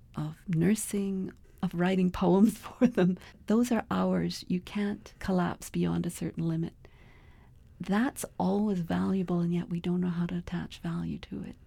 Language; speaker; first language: English; native; English